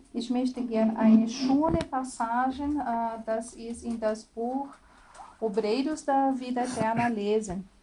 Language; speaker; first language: German; non-native, learner; Portuguese